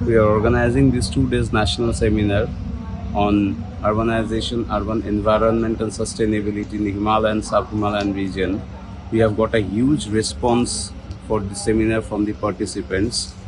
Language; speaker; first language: English; non-native, local second language; Bangla